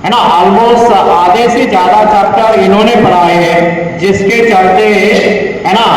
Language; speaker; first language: Hindi; non-native, local second language; Marathi